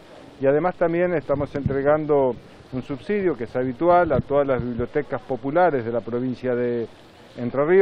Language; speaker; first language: Spanish; native; Spanish